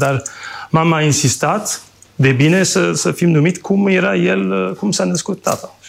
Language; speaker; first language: Romanian; non-native, fluent; French